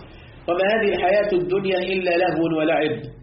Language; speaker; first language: Arabic; native; Arabic